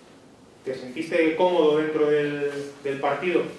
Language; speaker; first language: Spanish; native; Spanish